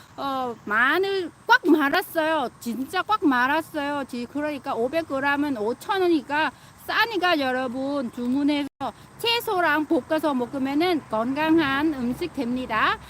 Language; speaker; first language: Korean; non-native, fluent; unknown